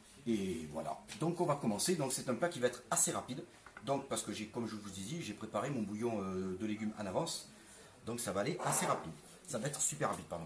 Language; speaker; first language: French; native; French